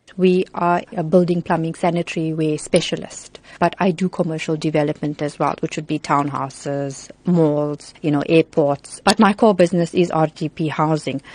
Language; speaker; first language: English; native; English